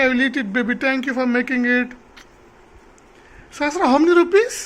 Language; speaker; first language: English; non-native, local second language; Telugu